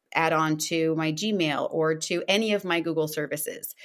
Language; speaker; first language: English; non-native, fluent; Portuguese